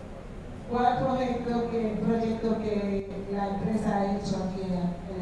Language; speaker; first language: Spanish; non-native, fluent; Haitian Creole